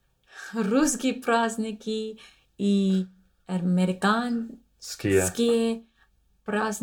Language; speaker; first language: Russian; non-native, learner; English